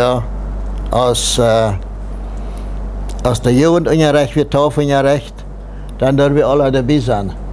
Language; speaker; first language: German; non-native, local second language; Plautdietsch